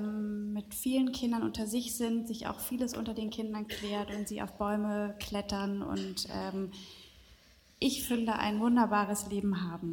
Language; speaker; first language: German; native; German